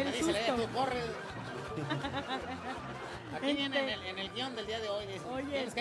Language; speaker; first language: Spanish; native; Spanish